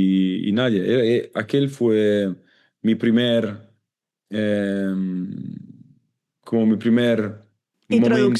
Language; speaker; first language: Spanish; non-native, learner; Italian